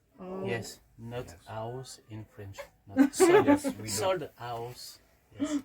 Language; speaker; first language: English; non-native, learner; French